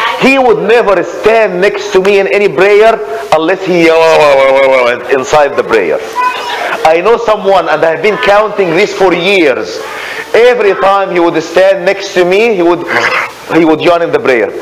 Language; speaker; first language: English; non-native, fluent; Arabic